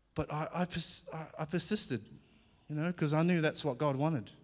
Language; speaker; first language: English; early bilingual, other home language; Fijian